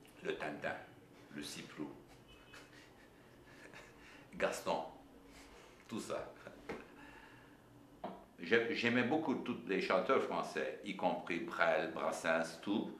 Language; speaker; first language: French; non-native, fluent; Turkish